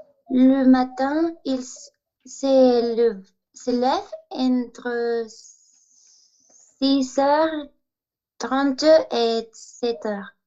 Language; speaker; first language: French; non-native, learner; Spanish